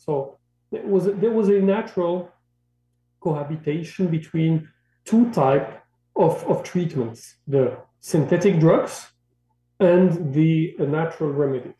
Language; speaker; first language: English; non-native, fluent; Arabic